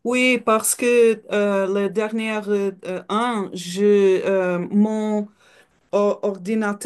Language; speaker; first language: French; non-native, learner; Portuguese